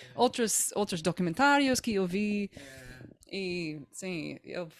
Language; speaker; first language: Portuguese; non-native, learner; English